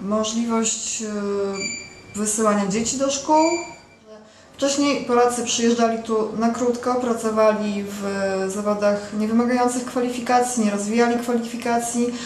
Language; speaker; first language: Polish; native; Polish